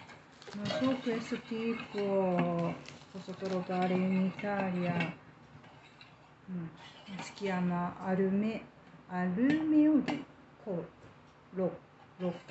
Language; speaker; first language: Italian; non-native, learner; Japanese